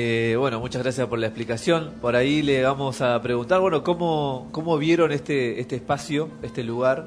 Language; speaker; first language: Spanish; native; Spanish